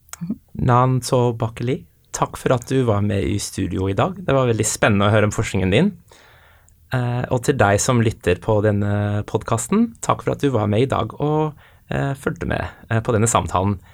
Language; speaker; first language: Norwegian; native; Norwegian